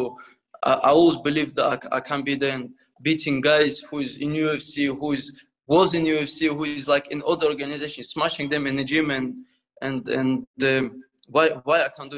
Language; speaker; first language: English; non-native, fluent; Russian